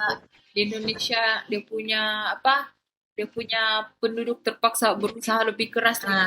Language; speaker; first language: Malay; native; Malay